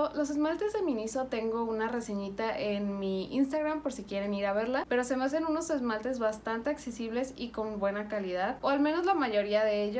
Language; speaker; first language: Spanish; native; Spanish